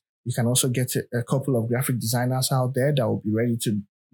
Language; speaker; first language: English; non-native, local second language; Yoruba